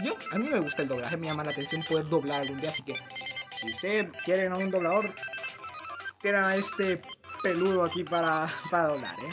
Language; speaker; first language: Spanish; native; Spanish